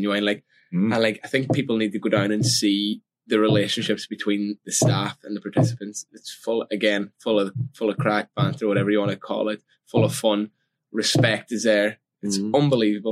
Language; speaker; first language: English; native; English